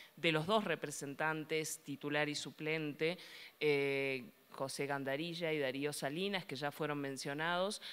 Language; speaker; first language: Spanish; native; Spanish